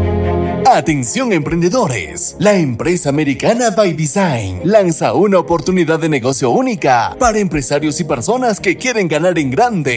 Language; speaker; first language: Spanish; native; Spanish